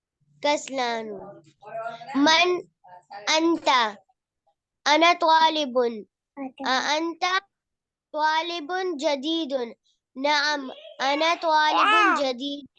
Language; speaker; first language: Arabic; non-native, learner; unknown